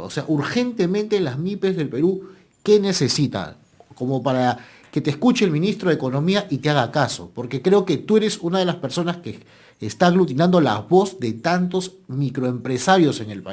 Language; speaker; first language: Spanish; native; Spanish